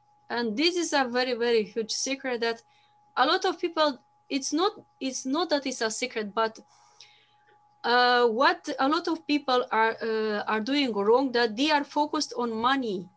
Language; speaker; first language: English; non-native, fluent; Romanian